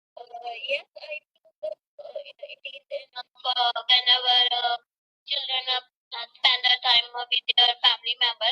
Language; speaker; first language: English; non-native, learner; Punjabi